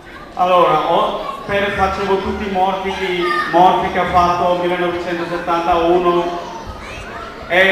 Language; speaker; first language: Italian; non-native, learner; Bangla